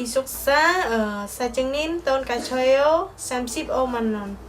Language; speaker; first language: Korean; non-native, learner; Khmer